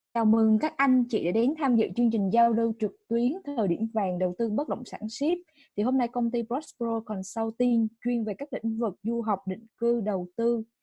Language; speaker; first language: Vietnamese; native; Vietnamese